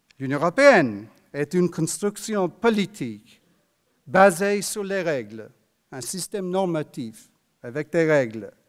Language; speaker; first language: French; non-native, fluent; English